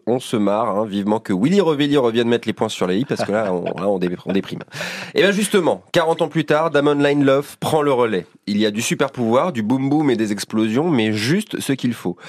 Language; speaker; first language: French; native; French